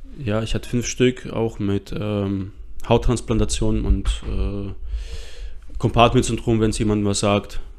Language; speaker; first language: German; early bilingual, other home language; Russian